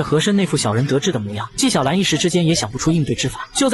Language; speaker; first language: Chinese; native; Chinese